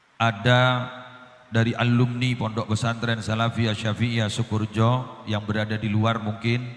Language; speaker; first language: Indonesian; non-native, local second language; Madurese